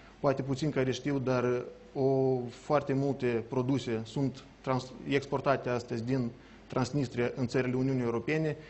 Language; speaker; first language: Romanian; native; Romanian